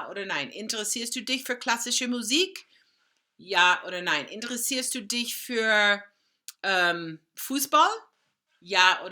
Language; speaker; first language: German; non-native, fluent; English